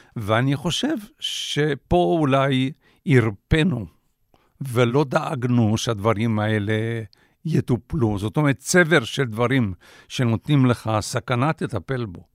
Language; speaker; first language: Hebrew; non-native, fluent; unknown